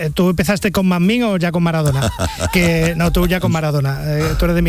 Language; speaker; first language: Spanish; native; Spanish